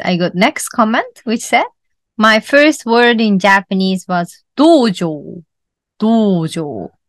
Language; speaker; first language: English; non-native, fluent; Japanese